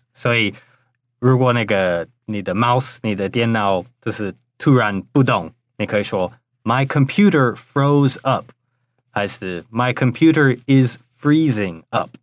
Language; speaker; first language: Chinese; non-native, fluent; English